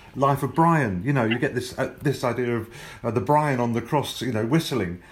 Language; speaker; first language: English; native; English